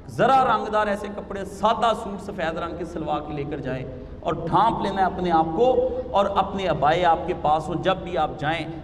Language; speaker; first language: Urdu; non-native, local second language; Punjabi